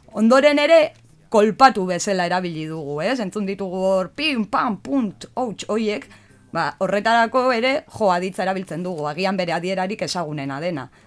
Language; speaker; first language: Basque; native; Basque